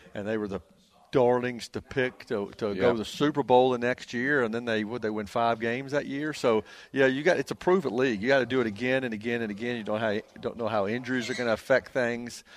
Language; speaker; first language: English; native; English